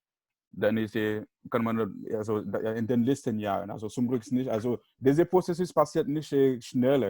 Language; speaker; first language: German; non-native, learner; Haitian Creole